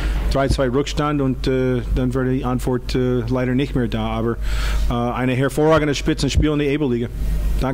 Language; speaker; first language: German; non-native, fluent; English